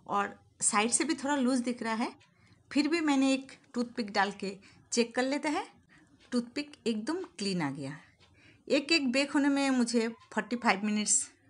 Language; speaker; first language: Hindi; non-native, local second language; Bangla